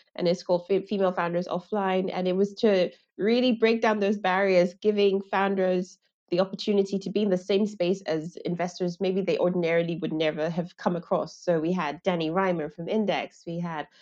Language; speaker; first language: English; non-native, local second language; Yoruba